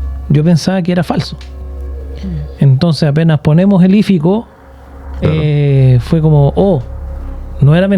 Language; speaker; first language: Spanish; native; Spanish